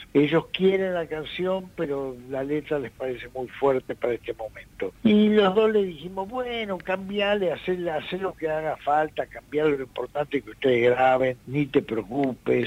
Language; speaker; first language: Spanish; native; Spanish